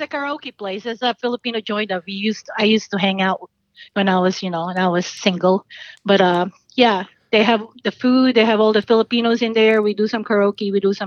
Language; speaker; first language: English; non-native, local second language; Filipino